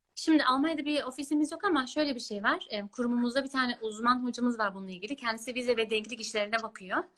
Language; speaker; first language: Turkish; early bilingual, heritage; Turkish